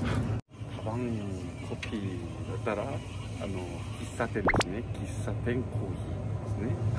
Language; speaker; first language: Japanese; non-native, fluent; Korean